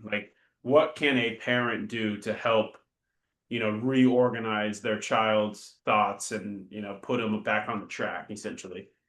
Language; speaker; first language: English; native; English